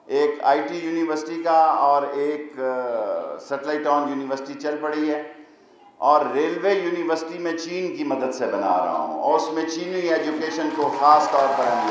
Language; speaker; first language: Urdu; non-native, local second language; Punjabi